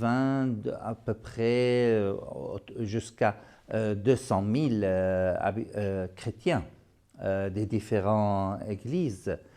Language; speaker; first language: French; non-native, fluent; Arabic